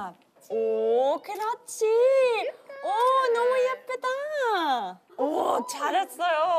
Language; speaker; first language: Korean; non-native, learner; German